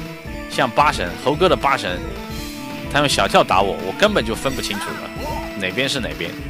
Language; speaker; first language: Chinese; native; Chinese